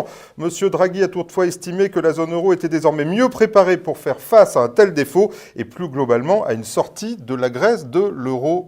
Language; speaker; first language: French; native; French